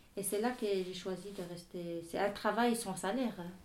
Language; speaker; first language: French; non-native, learner; Arabic